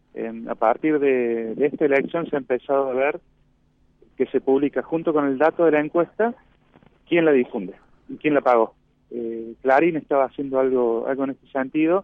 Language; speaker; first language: Spanish; native; Spanish